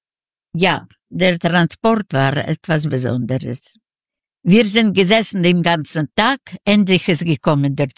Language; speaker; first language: German; non-native, learner; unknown